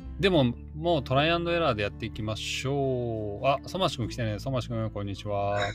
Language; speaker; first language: Japanese; native; Japanese